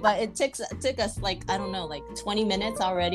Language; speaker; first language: English; non-native, fluent; Japanese